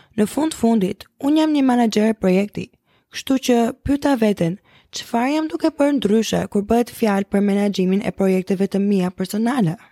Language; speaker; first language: Albanian; early bilingual, heritage; Albanian